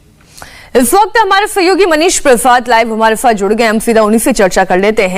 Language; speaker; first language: Hindi; native; Hindi